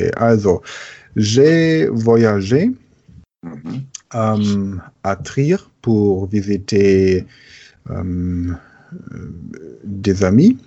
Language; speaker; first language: French; non-native, learner; German